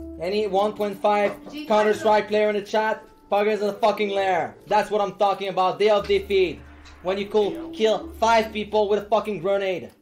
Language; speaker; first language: English; non-native, fluent; French